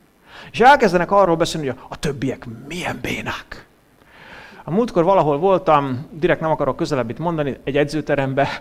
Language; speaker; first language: Hungarian; native; Hungarian